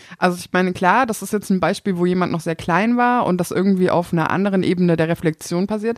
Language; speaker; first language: German; native; German